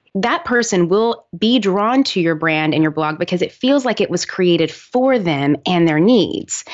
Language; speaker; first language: English; native; English